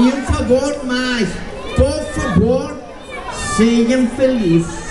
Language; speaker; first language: Portuguese; non-native, learner; Spanish